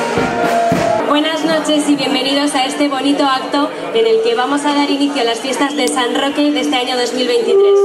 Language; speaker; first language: Spanish; native; Spanish